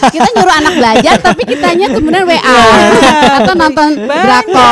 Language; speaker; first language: Indonesian; native; Indonesian